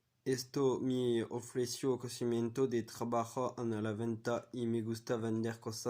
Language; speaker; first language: Spanish; non-native, learner; French